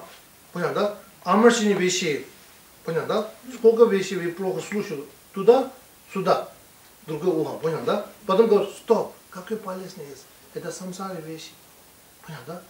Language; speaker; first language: Russian; non-native, learner; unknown